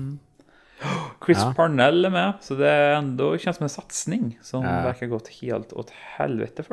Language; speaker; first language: Swedish; native; Swedish